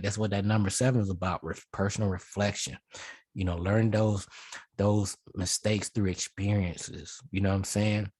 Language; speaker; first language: English; native; English